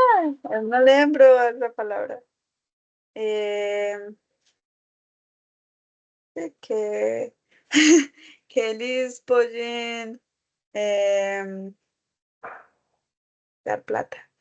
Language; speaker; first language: Portuguese; non-native, learner; Spanish